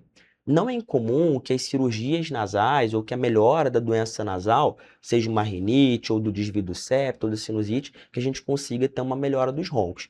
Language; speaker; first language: Portuguese; native; Portuguese